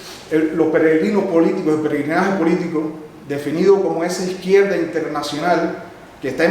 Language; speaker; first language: Spanish; native; Spanish